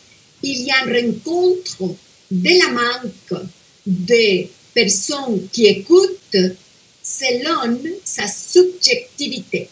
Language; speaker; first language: French; non-native, fluent; Spanish